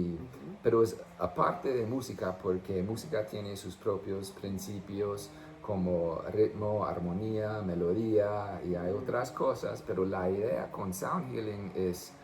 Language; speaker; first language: Spanish; non-native, fluent; English